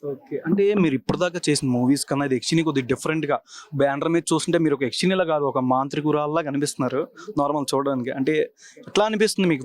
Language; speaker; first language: Telugu; native; Telugu